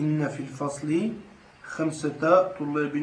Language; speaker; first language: Arabic; non-native, learner; French